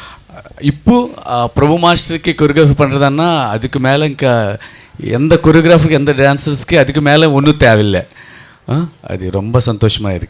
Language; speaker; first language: Tamil; non-native, learner; Telugu